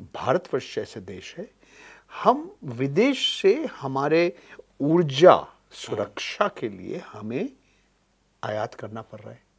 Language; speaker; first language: Hindi; native; Hindi